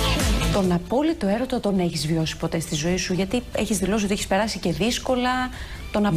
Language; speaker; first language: Greek; native; Greek